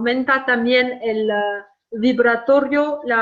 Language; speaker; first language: Spanish; non-native, fluent; French